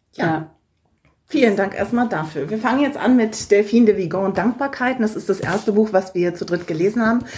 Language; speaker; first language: German; native; German